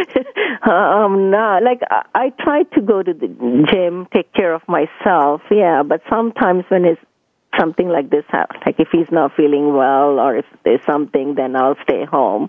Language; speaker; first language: English; non-native, local second language; Punjabi